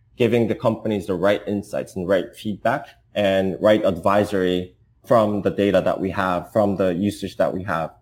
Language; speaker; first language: English; non-native, fluent; Korean